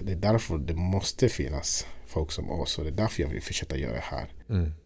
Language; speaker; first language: Swedish; non-native, fluent; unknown